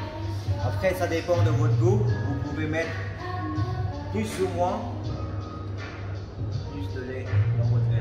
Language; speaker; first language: French; early bilingual, other home language; Vietnamese